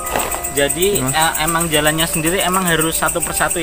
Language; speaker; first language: Indonesian; native; Indonesian